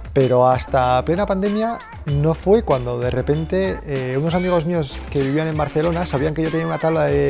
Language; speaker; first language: Spanish; native; Spanish